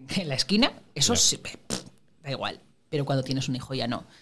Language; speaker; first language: Spanish; native; Spanish